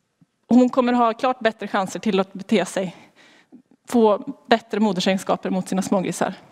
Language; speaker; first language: Swedish; native; Swedish